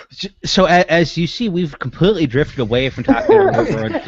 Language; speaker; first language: English; native; English